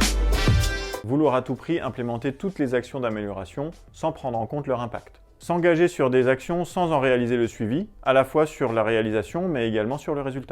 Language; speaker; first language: French; native; French